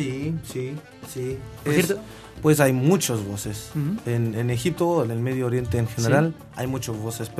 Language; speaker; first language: Spanish; non-native, fluent; Arabic